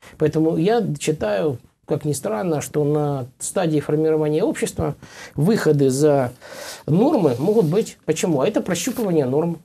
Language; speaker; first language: Russian; native; Russian